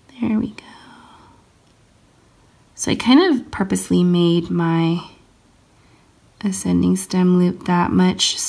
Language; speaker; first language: English; native; English